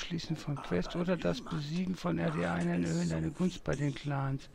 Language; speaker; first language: German; native; German